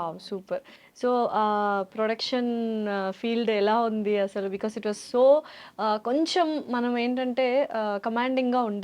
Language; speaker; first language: Telugu; native; Telugu